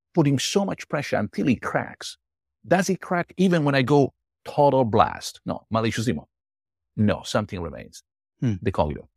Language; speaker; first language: English; non-native, fluent; Italian